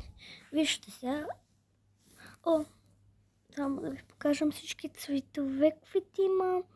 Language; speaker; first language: Bulgarian; early bilingual, heritage; Bulgarian